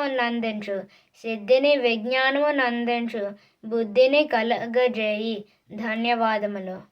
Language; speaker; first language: Telugu; early bilingual, heritage; Telugu